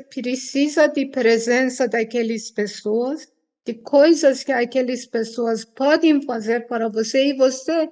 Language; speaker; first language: Portuguese; non-native, fluent; Persian